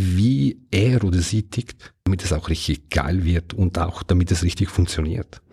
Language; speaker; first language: German; non-native, fluent; Italian